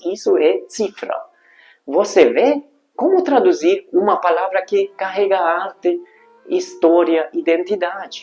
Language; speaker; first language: Portuguese; non-native, fluent; Hungarian